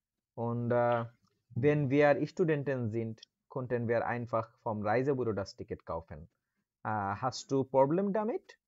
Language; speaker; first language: German; non-native, learner; Bangla